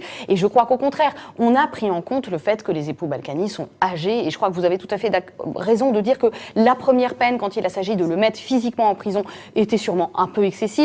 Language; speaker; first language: French; native; French